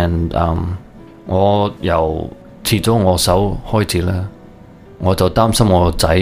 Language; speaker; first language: Cantonese; early bilingual, heritage; Cantonese